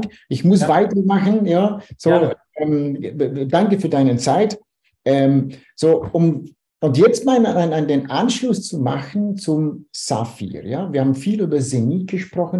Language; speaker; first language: German; non-native, fluent; Dutch